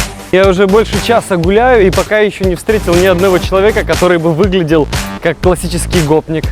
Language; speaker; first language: Russian; native; Russian